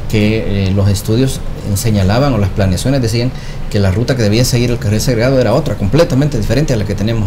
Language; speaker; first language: Spanish; native; Spanish